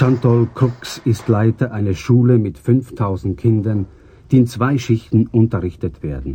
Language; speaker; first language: German; native; German